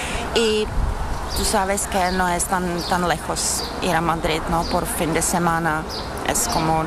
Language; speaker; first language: Spanish; non-native, fluent; Czech